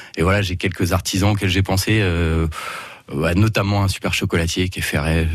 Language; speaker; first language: French; native; French